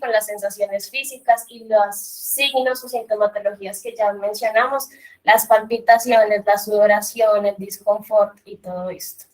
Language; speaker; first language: Spanish; native; Spanish